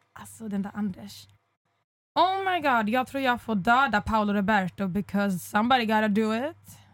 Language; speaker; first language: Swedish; early bilingual, other home language; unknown